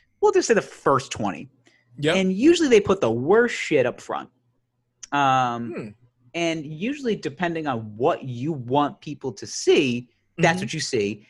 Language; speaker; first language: English; native; English